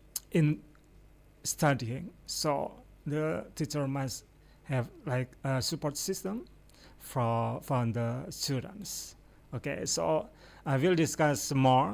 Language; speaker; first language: English; non-native, fluent; Indonesian